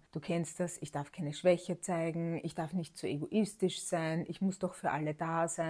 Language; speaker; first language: German; native; German